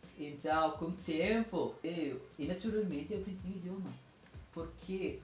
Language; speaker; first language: Portuguese; non-native, learner; Filipino